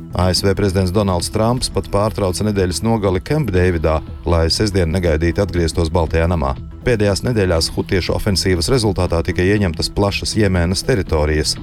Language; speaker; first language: Latvian; native; Latvian